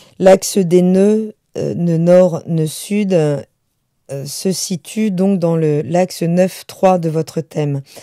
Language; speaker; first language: French; native; French